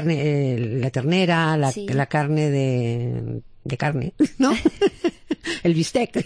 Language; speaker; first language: Spanish; native; Spanish